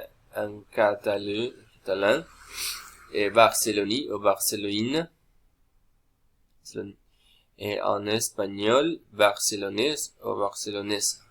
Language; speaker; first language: French; non-native, learner; Spanish